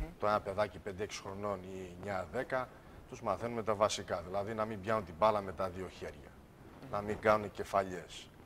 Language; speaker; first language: Greek; early bilingual, heritage; Greek